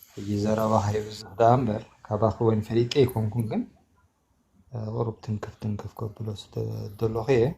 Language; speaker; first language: Tigrinya; native; Tigrinya